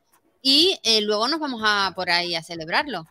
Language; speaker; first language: Spanish; native; Spanish